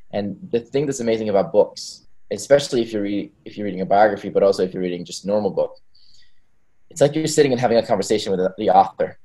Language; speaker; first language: English; early bilingual, other home language; Hebrew